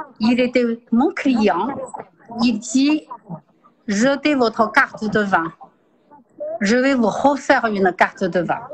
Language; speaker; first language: French; non-native, fluent; Chinese